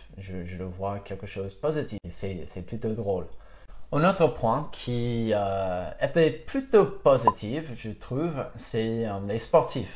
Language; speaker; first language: French; non-native, fluent; English